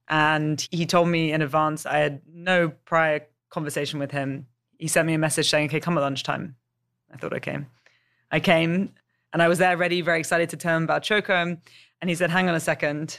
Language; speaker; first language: English; native; English